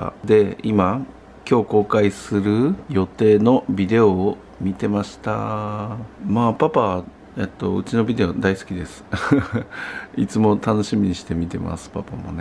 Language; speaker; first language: Japanese; native; Japanese